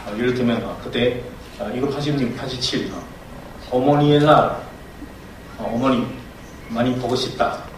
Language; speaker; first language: Korean; non-native, fluent; Chinese